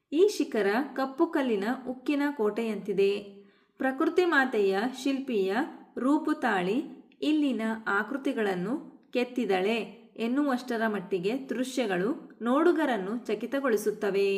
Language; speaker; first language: Kannada; native; Kannada